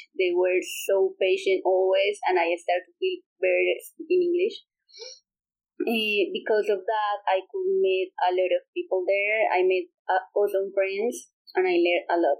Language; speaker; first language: English; non-native, fluent; Spanish